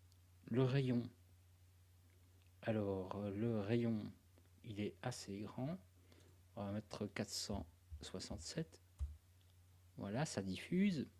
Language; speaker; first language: French; native; French